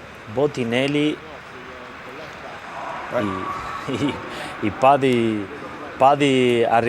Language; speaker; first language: French; non-native, fluent; Spanish